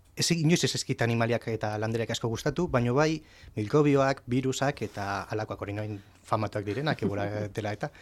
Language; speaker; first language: Basque; native; Basque